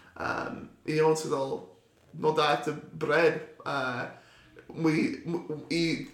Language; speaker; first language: Russian; non-native, learner; English